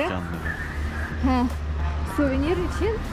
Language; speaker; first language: Turkish; non-native, learner; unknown